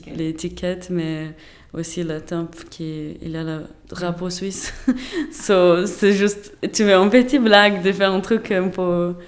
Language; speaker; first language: French; non-native, fluent; Portuguese